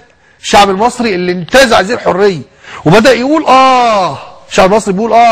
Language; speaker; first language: Arabic; native; Arabic